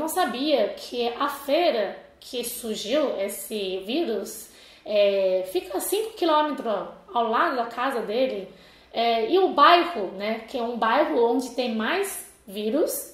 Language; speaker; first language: Portuguese; non-native, fluent; Chinese